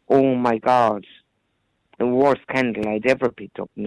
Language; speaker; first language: English; native; English